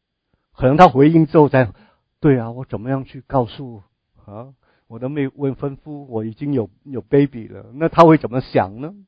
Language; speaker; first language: Chinese; native; Chinese